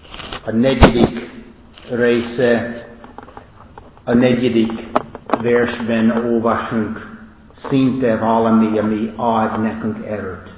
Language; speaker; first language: Hungarian; non-native, fluent; English